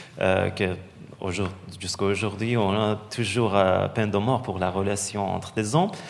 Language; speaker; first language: French; non-native, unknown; Persian